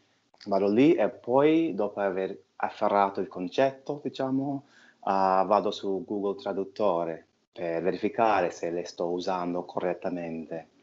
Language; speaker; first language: Italian; non-native, fluent; English